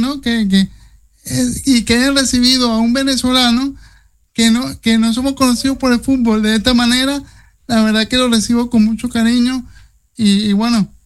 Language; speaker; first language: Spanish; native; Spanish